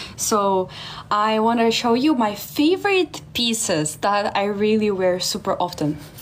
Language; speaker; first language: English; non-native, fluent; Russian